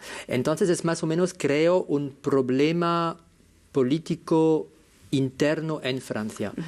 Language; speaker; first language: Spanish; non-native, fluent; French